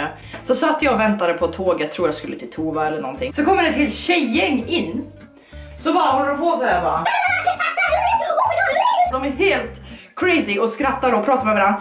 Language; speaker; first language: Swedish; native; Swedish